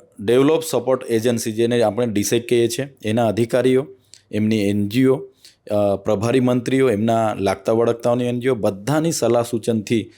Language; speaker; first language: Gujarati; non-native, local second language; Vasavi